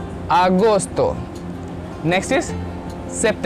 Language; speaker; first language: English; non-native, local second language; Hindi